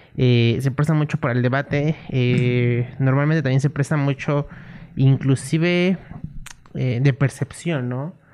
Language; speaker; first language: Spanish; native; Spanish